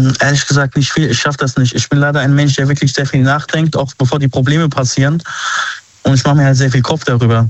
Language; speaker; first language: German; early bilingual, other home language; Arabic